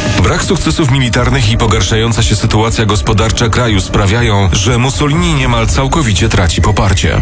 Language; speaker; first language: Polish; native; Polish